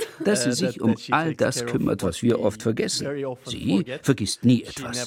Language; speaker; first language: German; non-native, fluent; Turkish